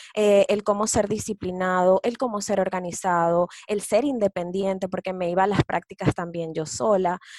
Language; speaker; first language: Spanish; native; Spanish